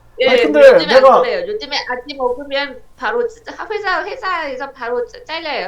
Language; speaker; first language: Korean; non-native, learner; Vietnamese